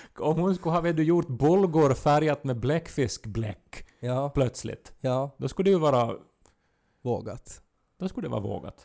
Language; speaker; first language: Swedish; native; Swedish